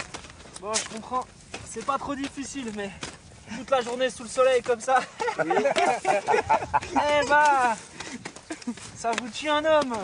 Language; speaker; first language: French; native; French